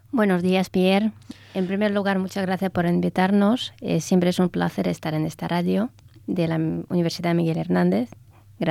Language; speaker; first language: Spanish; non-native, fluent; Russian